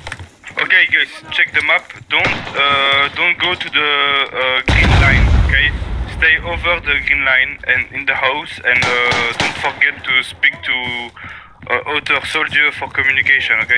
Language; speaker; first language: English; non-native, learner; French